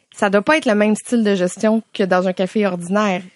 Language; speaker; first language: French; native; French